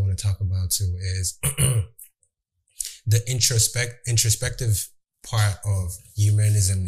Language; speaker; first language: English; non-native, local second language; Yoruba